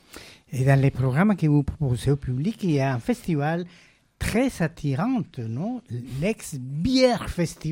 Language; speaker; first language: French; non-native, fluent; Spanish